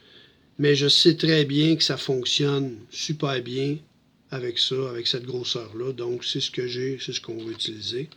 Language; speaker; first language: French; native; French